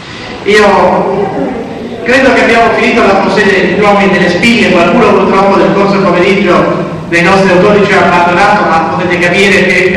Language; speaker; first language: Italian; native; Italian